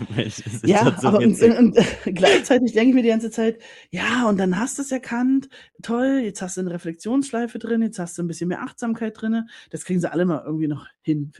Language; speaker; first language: German; native; German